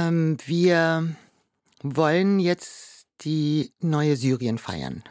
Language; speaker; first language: German; non-native, fluent; Arabic